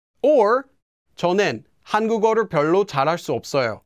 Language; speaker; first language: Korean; non-native, fluent; English